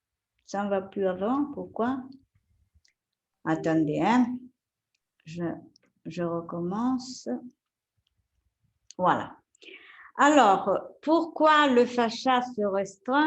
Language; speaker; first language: French; non-native, fluent; Italian